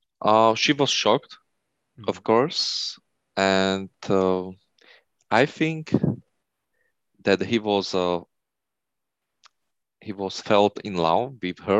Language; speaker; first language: English; non-native, learner; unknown